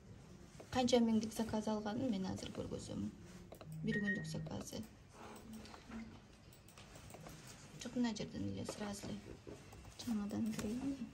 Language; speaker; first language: Kyrgyz; native; Kyrgyz